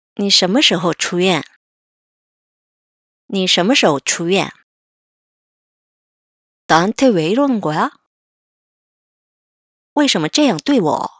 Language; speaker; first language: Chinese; non-native, fluent; Korean